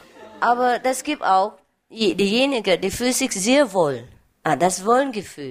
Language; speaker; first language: German; non-native, learner; Vietnamese